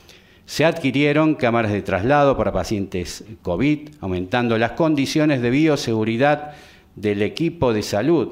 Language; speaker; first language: Spanish; native; Spanish